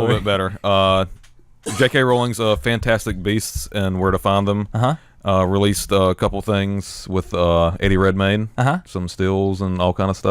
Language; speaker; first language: English; native; English